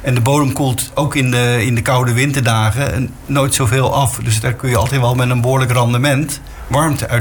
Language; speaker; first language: Dutch; native; Dutch